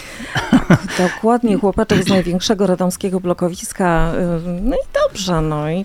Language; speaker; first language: Polish; native; Polish